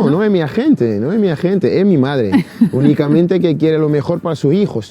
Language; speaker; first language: Spanish; non-native, fluent; French